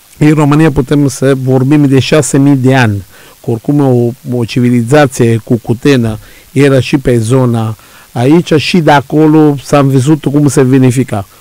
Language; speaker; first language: Romanian; non-native, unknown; Italian